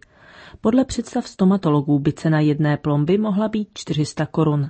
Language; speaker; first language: Czech; native; Czech